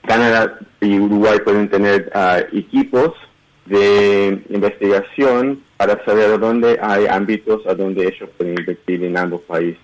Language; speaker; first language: Spanish; early bilingual, heritage; Spanish